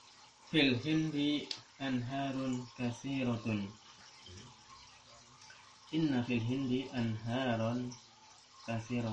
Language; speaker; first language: Arabic; non-native, learner; Indonesian